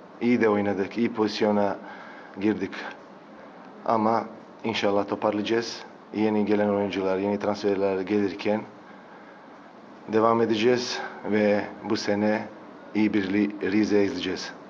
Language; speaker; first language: Turkish; non-native, fluent; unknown